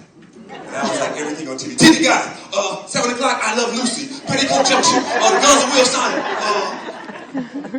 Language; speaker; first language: English; native; English